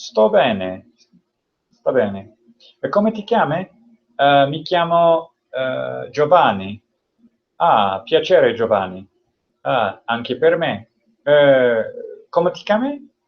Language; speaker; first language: Italian; non-native, learner; English